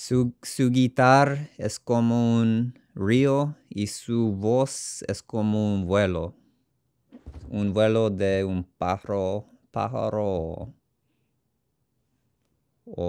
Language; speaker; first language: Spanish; non-native, learner; English